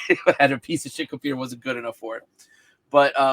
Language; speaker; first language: English; native; English